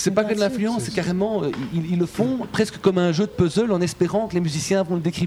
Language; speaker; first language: French; native; French